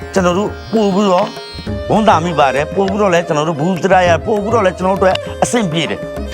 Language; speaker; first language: Burmese; non-native, local second language; Tamil